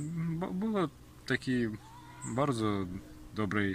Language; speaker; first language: Polish; non-native, learner; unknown